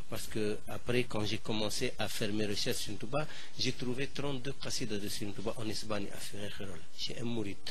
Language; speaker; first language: French; non-native, local second language; Arabic